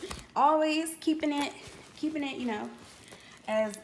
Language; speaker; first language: English; native; English